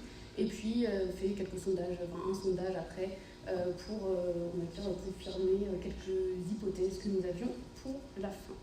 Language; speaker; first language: French; native; French